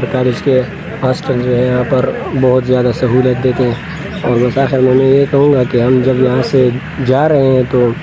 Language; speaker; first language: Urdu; non-native, local second language; Pashto